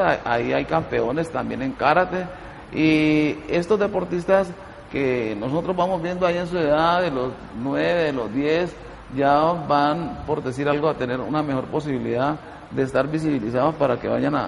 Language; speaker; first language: Spanish; native; Spanish